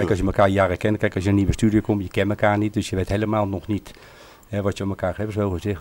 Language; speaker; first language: Dutch; native; Dutch